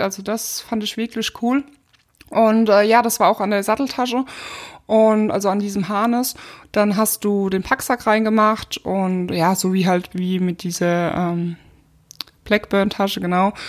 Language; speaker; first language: German; native; German